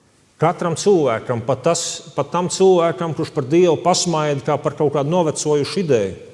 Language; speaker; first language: Latvian; native; Latvian